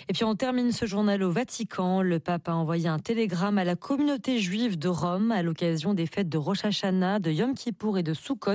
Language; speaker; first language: French; native; French